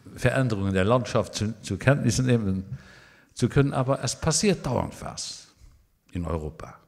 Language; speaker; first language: German; non-native, local second language; Luxembourgish